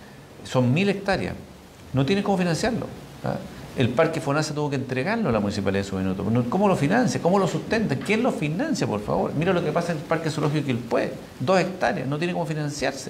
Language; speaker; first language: Spanish; native; Spanish